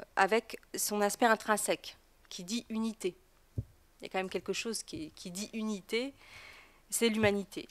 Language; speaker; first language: French; native; French